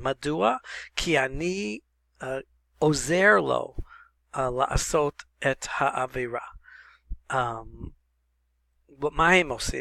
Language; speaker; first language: Hebrew; non-native, fluent; English